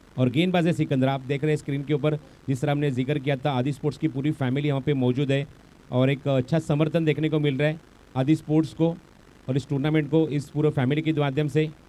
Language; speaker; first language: Hindi; non-native, local second language; Marathi